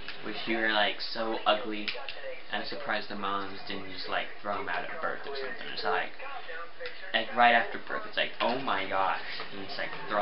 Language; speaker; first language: English; native; English